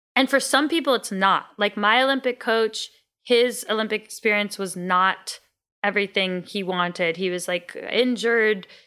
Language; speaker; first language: English; early bilingual, other home language; Greek